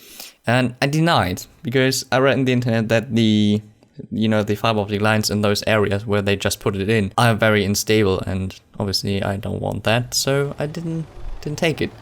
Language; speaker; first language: English; non-native, fluent; German